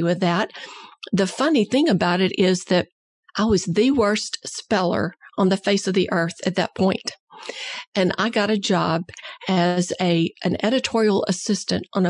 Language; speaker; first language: English; native; English